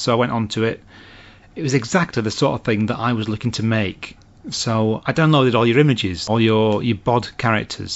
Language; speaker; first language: English; native; English